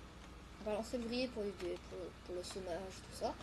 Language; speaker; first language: French; native; French